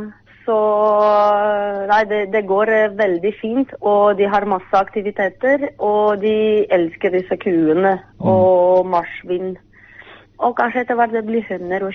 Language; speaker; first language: Norwegian; non-native, fluent; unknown